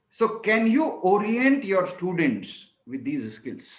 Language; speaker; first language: English; non-native, local second language; Hindi